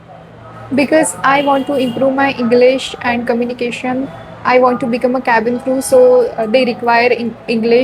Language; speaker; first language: English; non-native, learner; Marathi